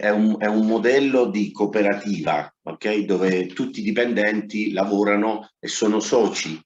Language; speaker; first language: Italian; non-native, learner; Spanish